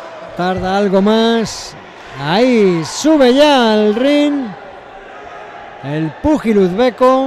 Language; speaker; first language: Spanish; native; Spanish